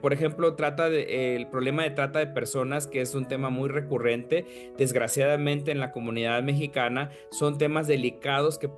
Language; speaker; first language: Spanish; native; Spanish